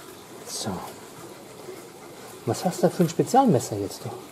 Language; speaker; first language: German; native; German